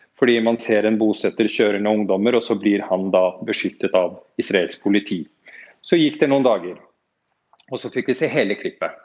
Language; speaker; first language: Norwegian; native; Norwegian